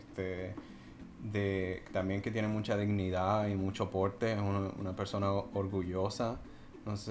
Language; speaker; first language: Spanish; native; Spanish